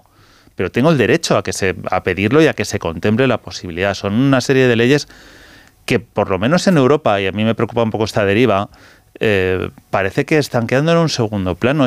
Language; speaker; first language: Spanish; native; Spanish